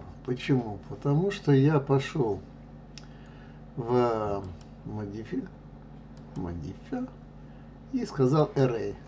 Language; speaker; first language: Russian; native; Russian